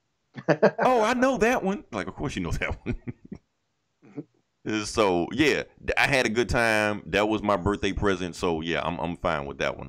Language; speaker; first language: English; native; English